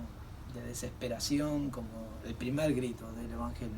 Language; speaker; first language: Spanish; native; Spanish